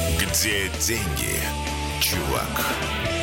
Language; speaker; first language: Russian; native; Russian